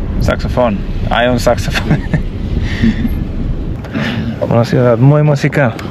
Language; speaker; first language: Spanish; non-native, fluent; English